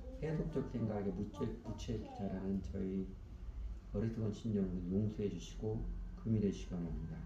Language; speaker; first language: Korean; native; Korean